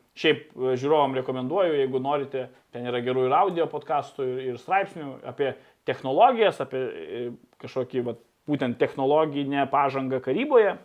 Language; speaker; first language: Lithuanian; native; Lithuanian